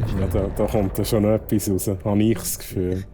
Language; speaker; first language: German; native; German